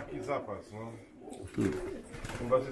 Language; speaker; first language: German; non-native, fluent; Polish